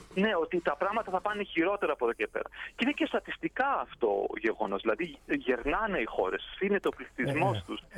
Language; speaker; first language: Greek; native; Greek